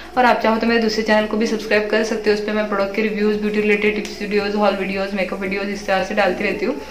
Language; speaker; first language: Hindi; non-native, local second language; Marathi